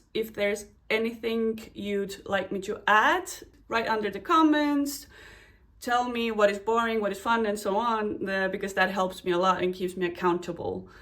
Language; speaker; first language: English; non-native, fluent; Estonian